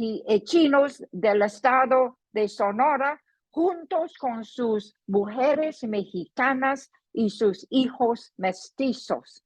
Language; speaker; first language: Spanish; non-native, fluent; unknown